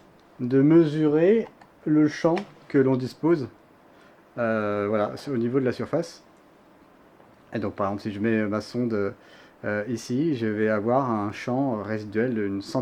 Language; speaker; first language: French; native; French